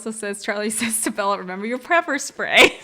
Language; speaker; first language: English; native; English